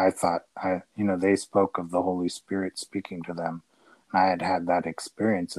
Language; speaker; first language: English; native; English